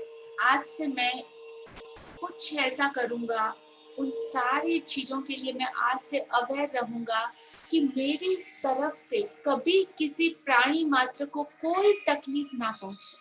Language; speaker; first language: Hindi; native; Hindi